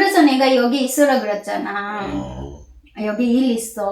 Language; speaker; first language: Korean; non-native, learner; Bangla